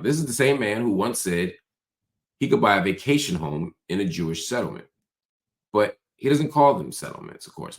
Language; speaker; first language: English; native; English